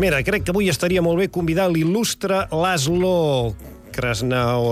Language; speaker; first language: Catalan; native; Catalan